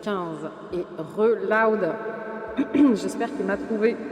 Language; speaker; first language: French; native; French